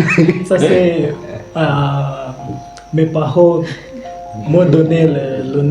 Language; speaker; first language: French; non-native, learner; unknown